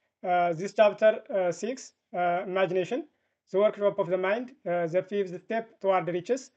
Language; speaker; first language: English; non-native, fluent; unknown